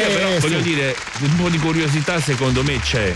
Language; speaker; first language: Italian; native; Italian